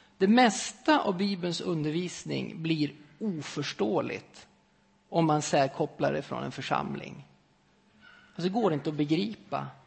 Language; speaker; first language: Swedish; native; Swedish